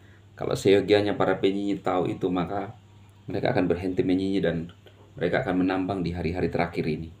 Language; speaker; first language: Indonesian; native; Indonesian